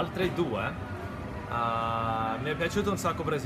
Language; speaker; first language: Italian; non-native, learner; Estonian